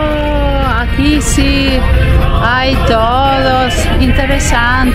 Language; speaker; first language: Spanish; non-native, fluent; Italian